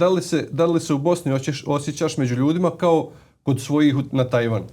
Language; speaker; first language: Bosnian; native; Bosnian